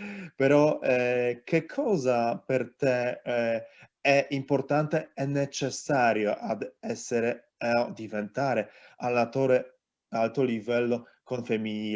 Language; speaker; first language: Italian; non-native, learner; Polish